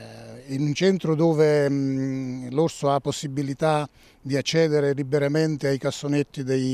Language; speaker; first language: Italian; native; Italian